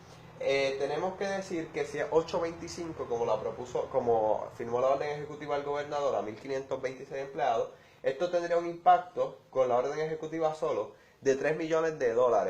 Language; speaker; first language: Spanish; native; Spanish